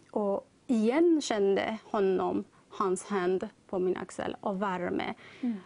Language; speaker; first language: Swedish; non-native, learner; Persian